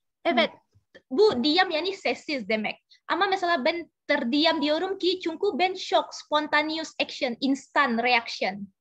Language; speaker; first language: Turkish; non-native, learner; Indonesian